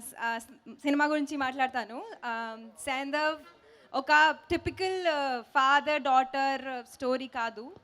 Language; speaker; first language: Telugu; non-native, learner; Hindi